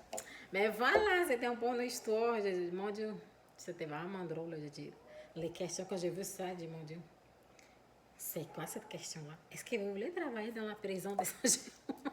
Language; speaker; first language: French; non-native, fluent; Portuguese